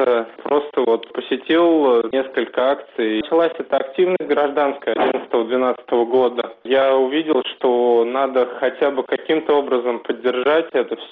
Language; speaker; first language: Russian; native; Russian